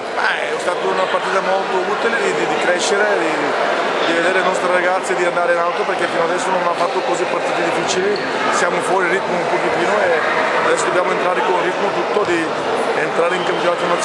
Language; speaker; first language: Italian; non-native, fluent; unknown